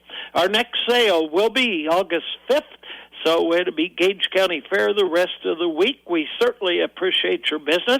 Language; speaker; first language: English; native; English